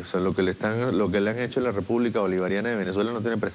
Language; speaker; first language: Spanish; native; Spanish